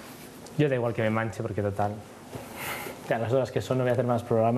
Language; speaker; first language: Spanish; native; Spanish